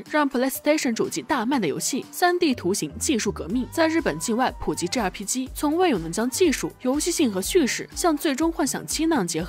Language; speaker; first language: Chinese; native; Chinese